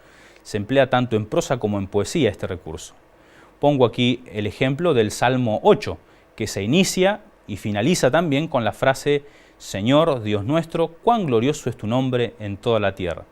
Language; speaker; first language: Spanish; native; Spanish